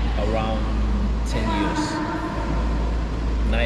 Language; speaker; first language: English; non-native, fluent; Spanish